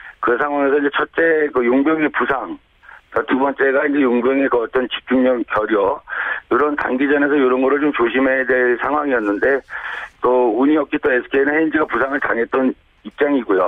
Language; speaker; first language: Korean; native; Korean